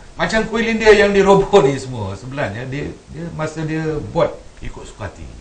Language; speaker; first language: Malay; non-native, local second language; Tamil